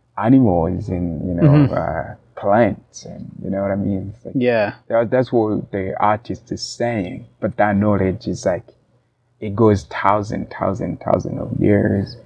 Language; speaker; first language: English; non-native, local second language; Rundi